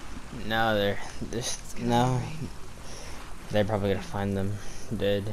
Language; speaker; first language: English; native; English